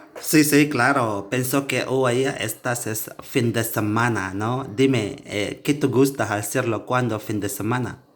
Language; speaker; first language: Spanish; non-native, learner; Indonesian